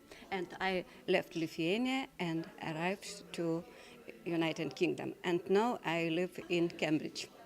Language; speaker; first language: English; non-native, learner; Lithuanian